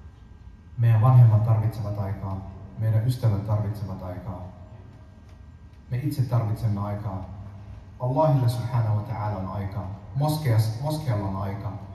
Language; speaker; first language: Finnish; early bilingual, other home language; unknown